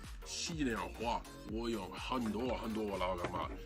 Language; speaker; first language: Chinese; non-native, learner; English